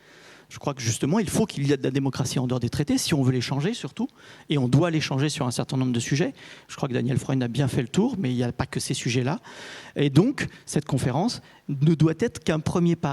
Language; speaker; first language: French; native; French